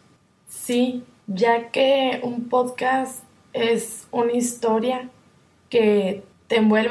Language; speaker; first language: Spanish; native; Spanish